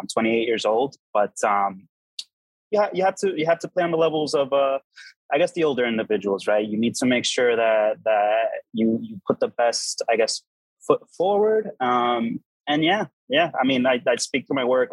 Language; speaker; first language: English; native; English